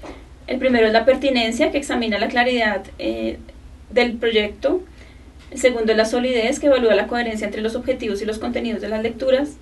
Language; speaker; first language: Spanish; native; Spanish